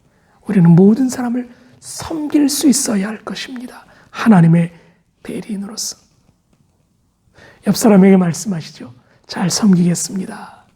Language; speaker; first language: Korean; native; Korean